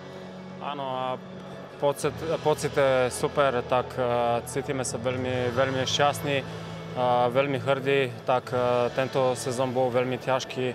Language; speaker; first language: Slovak; non-native, learner; Bulgarian